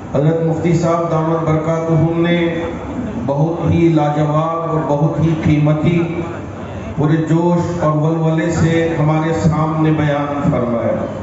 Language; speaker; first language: Urdu; native; Urdu